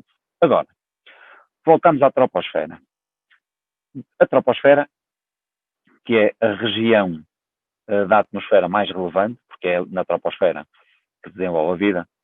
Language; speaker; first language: Portuguese; native; Portuguese